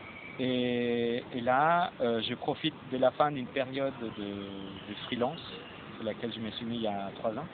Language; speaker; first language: French; non-native, fluent; Spanish